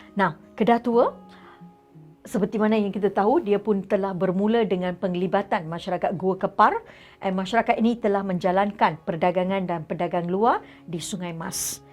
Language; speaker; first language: Malay; non-native, local second language; Tamil